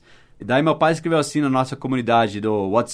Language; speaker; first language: Portuguese; non-native, fluent; English